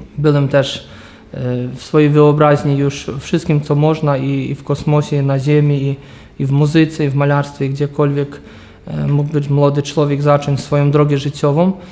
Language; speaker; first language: Polish; early bilingual, heritage; Polish